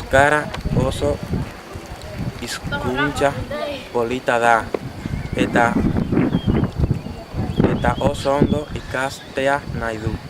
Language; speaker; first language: Basque; non-native, learner; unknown